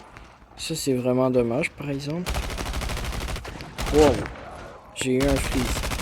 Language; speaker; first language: French; native; French